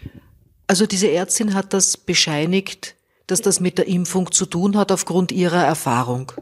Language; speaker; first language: German; native; German